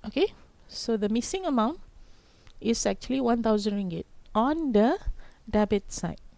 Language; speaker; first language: English; non-native, local second language; Malay